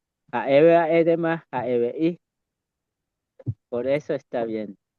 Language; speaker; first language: Spanish; non-native, local second language; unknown